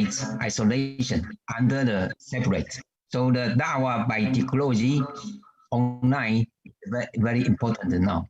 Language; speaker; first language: English; non-native, learner; Chinese